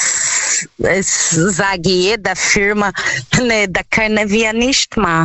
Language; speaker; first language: German; non-native, fluent; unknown